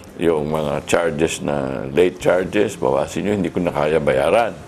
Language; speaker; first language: Filipino; native; Filipino